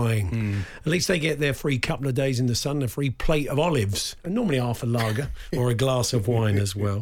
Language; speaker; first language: English; native; English